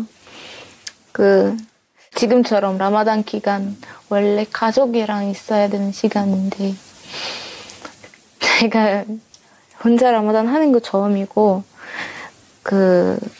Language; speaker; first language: Korean; non-native, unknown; Arabic